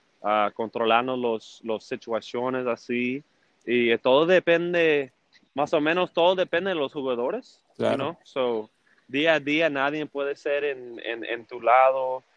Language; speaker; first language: Spanish; early bilingual, heritage; English